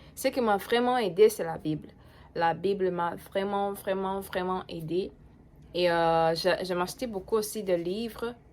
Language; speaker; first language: French; non-native, fluent; Portuguese